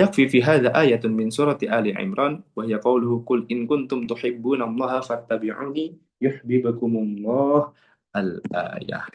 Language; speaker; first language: Arabic; non-native, fluent; Indonesian